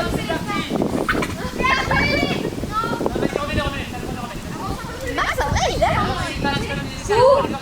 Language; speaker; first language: French; native; French